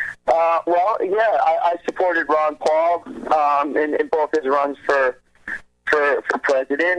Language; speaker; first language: English; native; English